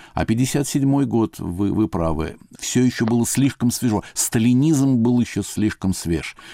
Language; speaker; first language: Russian; native; Russian